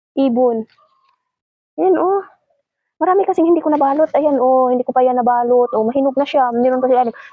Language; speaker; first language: Filipino; non-native, local second language; Cebuano